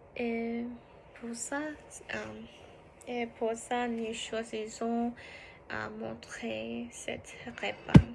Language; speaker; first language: French; non-native, learner; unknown